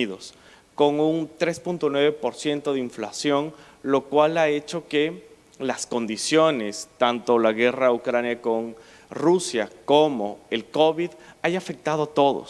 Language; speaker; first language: Spanish; native; Spanish